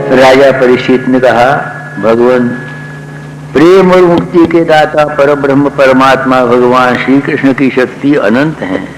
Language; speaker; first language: Hindi; non-native, local second language; Marathi